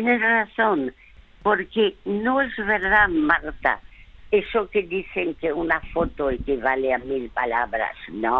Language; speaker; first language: Spanish; early bilingual, other home language; French